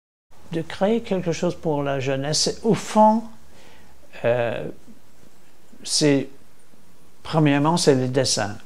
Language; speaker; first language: French; non-native, fluent; English